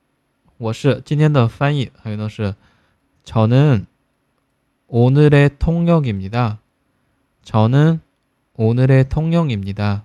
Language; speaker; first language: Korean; non-native, fluent; Chinese